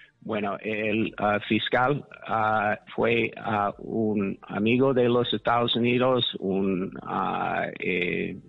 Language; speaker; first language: Spanish; non-native, fluent; English